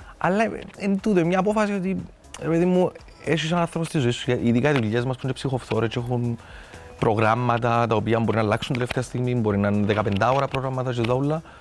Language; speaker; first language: Greek; native; Greek